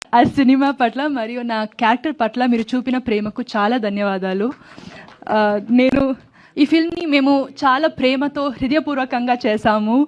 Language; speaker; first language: Telugu; non-native, learner; Tamil